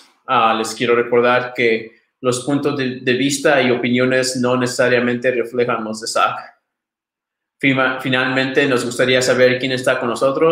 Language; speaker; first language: Spanish; early bilingual, other home language; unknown